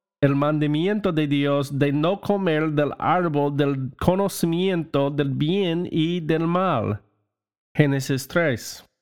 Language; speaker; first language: Spanish; non-native, learner; English